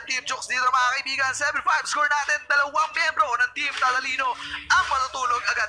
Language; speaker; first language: Filipino; native; Filipino